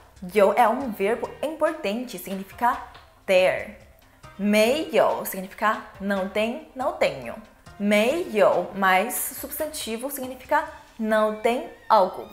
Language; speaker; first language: Portuguese; non-native, fluent; Chinese